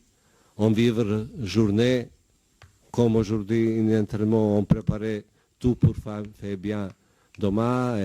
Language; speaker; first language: French; non-native, learner; Bosnian